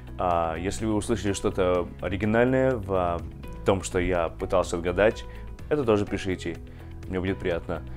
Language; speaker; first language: Russian; non-native, fluent; English